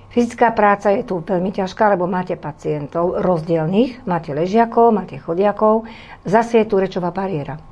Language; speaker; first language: Slovak; native; Slovak